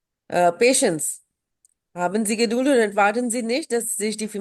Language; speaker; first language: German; non-native, fluent; Urdu